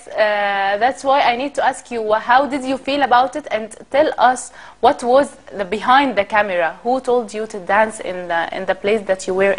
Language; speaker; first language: English; non-native, learner; Arabic